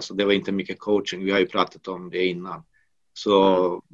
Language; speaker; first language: Swedish; non-native, fluent; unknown